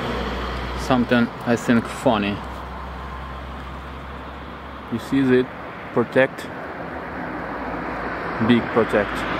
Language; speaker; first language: English; non-native, learner; Russian